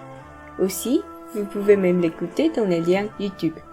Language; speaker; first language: French; non-native, fluent; Korean